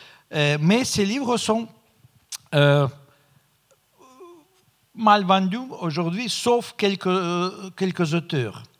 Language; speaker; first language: French; non-native, fluent; Russian